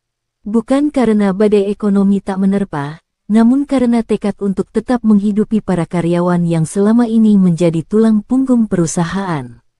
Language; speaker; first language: Indonesian; native; Indonesian